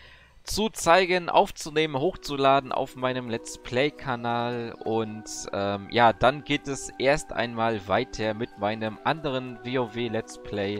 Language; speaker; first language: German; native; German